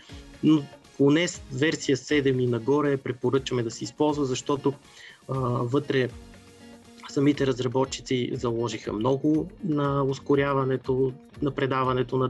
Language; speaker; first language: Bulgarian; native; Bulgarian